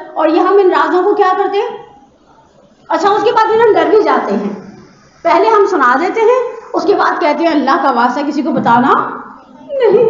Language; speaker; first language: Urdu; native; Urdu